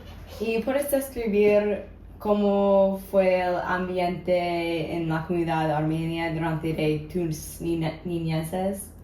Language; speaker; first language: Spanish; non-native, learner; English